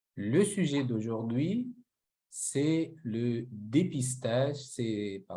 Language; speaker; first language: French; non-native, local second language; Arabic